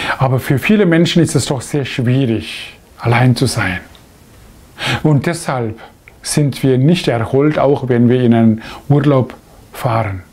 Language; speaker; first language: German; non-native, fluent; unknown